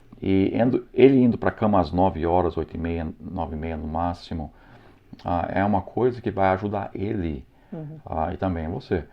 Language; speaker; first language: Portuguese; non-native, fluent; English